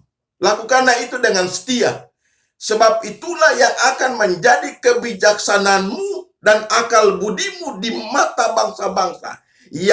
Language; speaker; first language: Indonesian; native; Indonesian